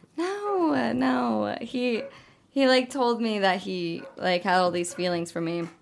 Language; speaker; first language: English; native; English